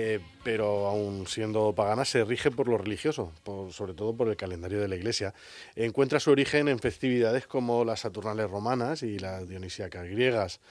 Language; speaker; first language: Spanish; native; Spanish